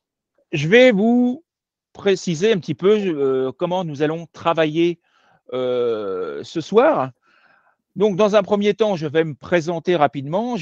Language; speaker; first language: French; native; French